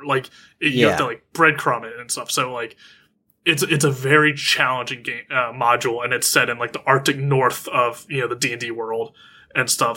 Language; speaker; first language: English; native; English